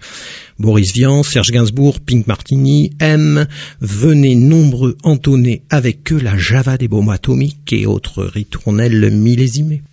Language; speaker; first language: French; native; French